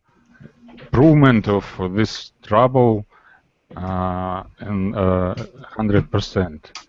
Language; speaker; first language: English; non-native, learner; Russian